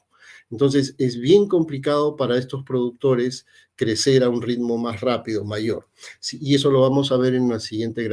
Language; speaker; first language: Spanish; native; Spanish